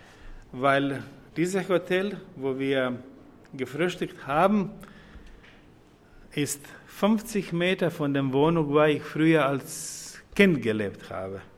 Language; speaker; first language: German; non-native, fluent; Croatian